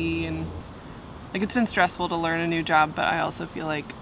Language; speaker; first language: English; native; English